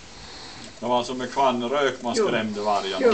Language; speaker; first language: Swedish; native; Swedish